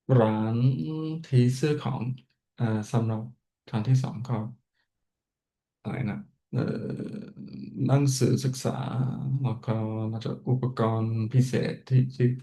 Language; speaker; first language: Thai; non-native, fluent; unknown